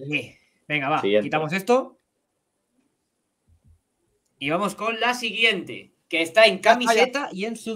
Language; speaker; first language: Spanish; native; Spanish